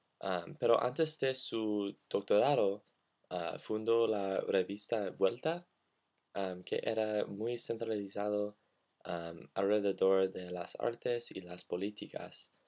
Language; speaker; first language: Spanish; non-native, learner; English